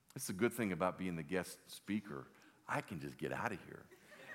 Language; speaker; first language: English; native; English